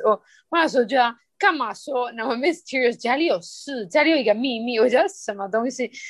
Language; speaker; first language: Chinese; non-native, fluent; Spanish